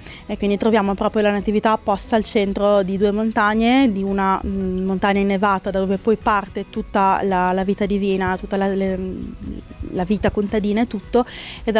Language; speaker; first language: Italian; native; Italian